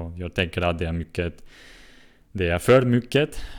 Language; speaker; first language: Swedish; non-native, learner; Swiss German